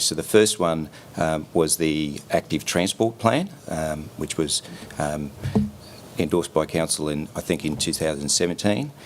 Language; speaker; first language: English; native; English